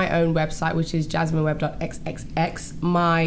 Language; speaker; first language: English; native; English